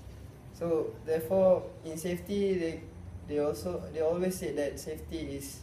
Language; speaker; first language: English; non-native, local second language; Malay